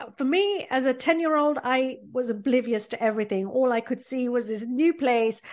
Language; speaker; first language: English; early bilingual, other home language; Gujarati